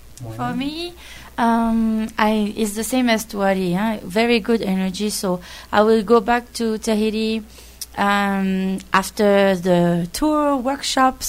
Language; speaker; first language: English; non-native, fluent; French